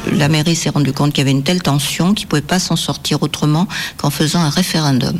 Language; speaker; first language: French; native; French